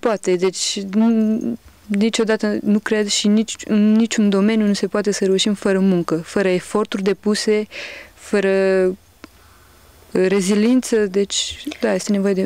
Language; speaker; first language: Romanian; early bilingual, heritage; Romanian